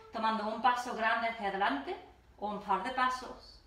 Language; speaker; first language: Spanish; non-native, fluent; English